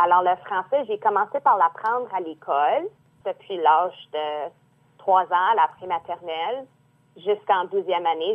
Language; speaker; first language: French; native; French